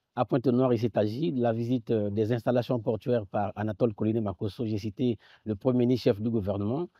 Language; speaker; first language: French; native; French